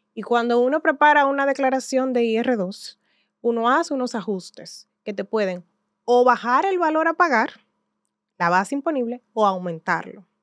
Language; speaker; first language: Spanish; native; Spanish